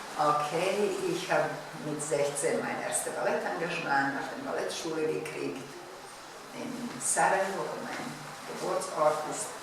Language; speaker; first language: German; non-native, fluent; Bosnian